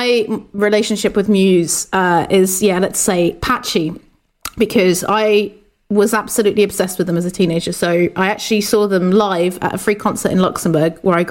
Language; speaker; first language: English; native; English